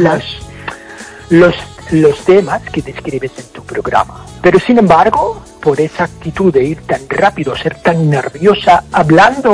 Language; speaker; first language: Spanish; non-native, fluent; English